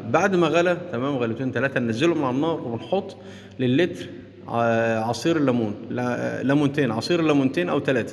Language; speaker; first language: Arabic; native; Arabic